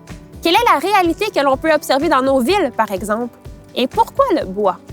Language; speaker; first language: French; native; French